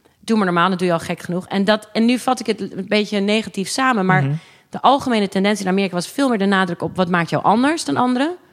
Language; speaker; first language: Dutch; early bilingual, other home language; English